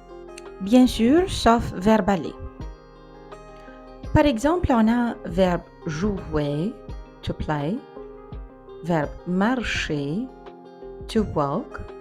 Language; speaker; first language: French; non-native, fluent; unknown